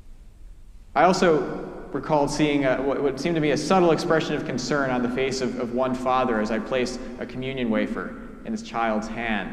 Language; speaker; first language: English; native; English